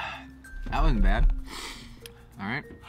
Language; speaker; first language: English; native; English